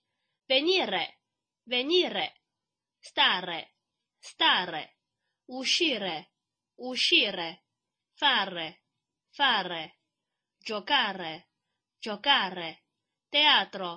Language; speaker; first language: Italian; non-native, fluent; Chinese